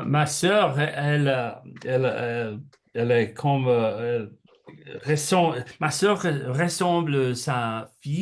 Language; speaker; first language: French; non-native, learner; English